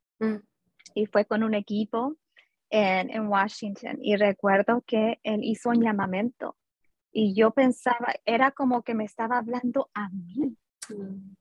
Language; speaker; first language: Spanish; early bilingual, heritage; Spanish